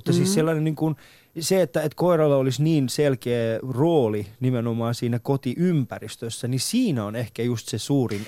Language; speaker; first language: Finnish; early bilingual, other home language; Persian